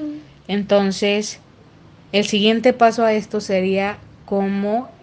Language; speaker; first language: Spanish; native; Spanish